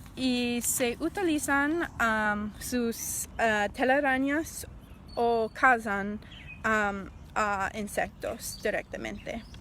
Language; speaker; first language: Spanish; non-native, learner; English